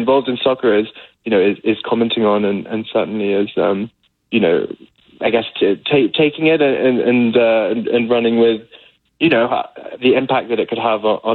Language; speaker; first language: English; native; English